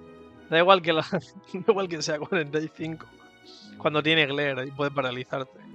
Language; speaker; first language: Spanish; native; Spanish